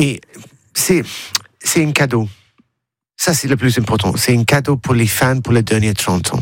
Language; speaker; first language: French; non-native, learner; English